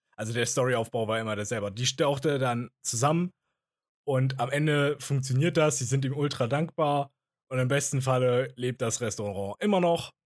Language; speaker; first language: German; native; German